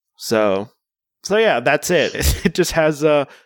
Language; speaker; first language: English; early bilingual, other home language; Spanish